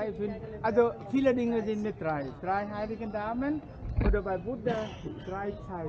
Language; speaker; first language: German; non-native, fluent; Vietnamese